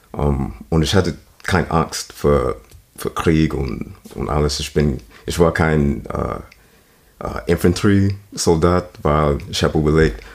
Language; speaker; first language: German; non-native, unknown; English